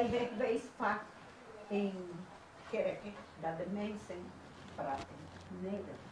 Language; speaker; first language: Dutch; non-native, learner; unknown